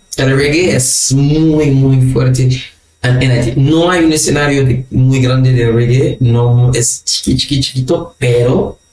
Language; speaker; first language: Spanish; non-native, fluent; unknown